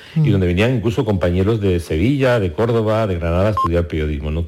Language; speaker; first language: Spanish; native; Spanish